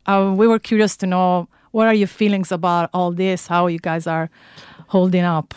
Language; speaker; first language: English; non-native, fluent; Italian